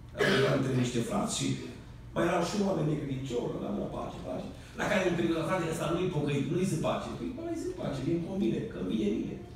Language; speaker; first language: Romanian; native; Romanian